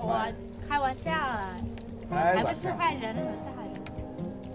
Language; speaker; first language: Chinese; non-native, learner; Vietnamese